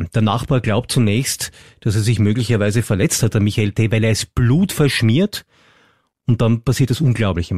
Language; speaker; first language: German; native; German